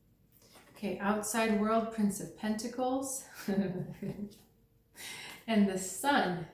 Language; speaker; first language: English; native; English